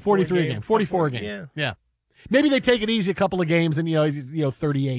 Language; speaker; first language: English; native; English